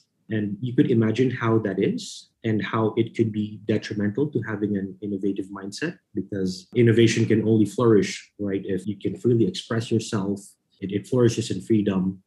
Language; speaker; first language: English; non-native, local second language; Filipino